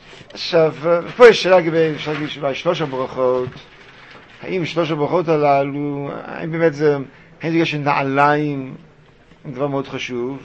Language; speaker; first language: Hebrew; native; Hebrew